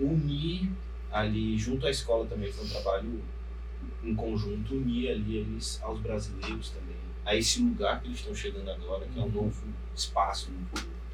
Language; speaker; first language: Portuguese; native; Portuguese